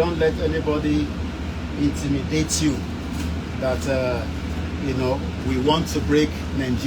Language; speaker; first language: English; non-native, local second language; Yoruba